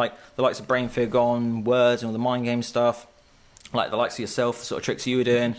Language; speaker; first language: English; native; English